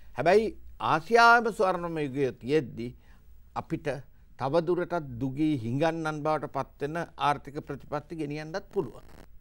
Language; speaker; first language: Sinhala; native; Sinhala